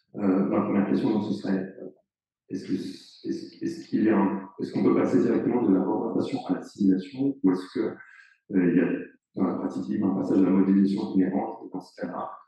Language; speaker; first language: French; native; French